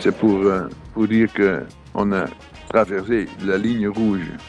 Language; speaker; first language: French; non-native, fluent; Dutch